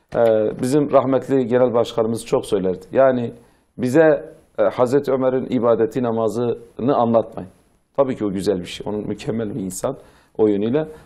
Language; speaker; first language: Turkish; non-native, local second language; Zaza